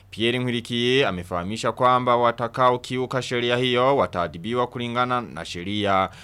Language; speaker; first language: Swahili; non-native, local second language; Rundi